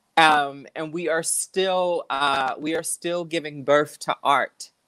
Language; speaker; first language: English; native; English